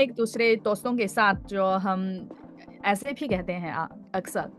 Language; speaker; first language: Hindi; non-native, fluent; Chinese